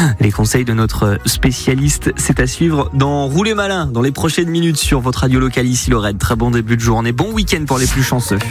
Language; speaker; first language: French; native; French